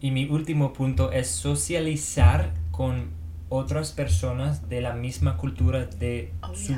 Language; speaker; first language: Spanish; non-native, fluent; English